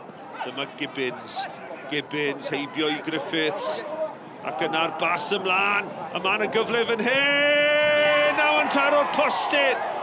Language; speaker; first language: Welsh; native; Welsh